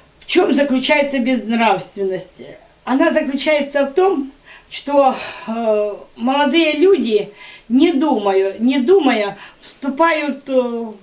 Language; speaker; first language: Russian; native; Russian